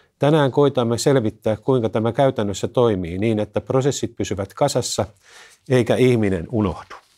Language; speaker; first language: Finnish; native; Finnish